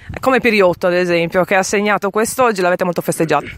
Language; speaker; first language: Italian; native; Italian